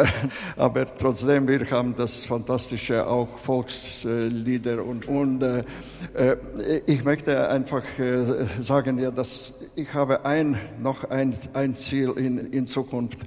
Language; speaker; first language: German; non-native, fluent; Latvian